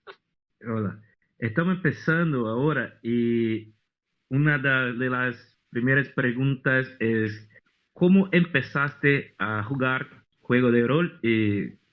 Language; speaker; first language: Spanish; non-native, fluent; Portuguese